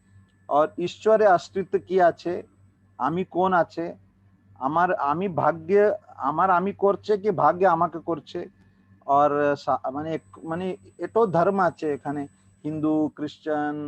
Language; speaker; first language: Bangla; non-native, learner; Hindi